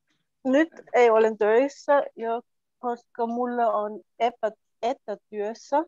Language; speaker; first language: Finnish; non-native, learner; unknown